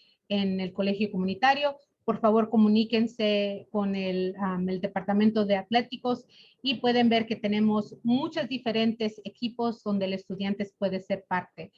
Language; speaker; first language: Spanish; early bilingual, other home language; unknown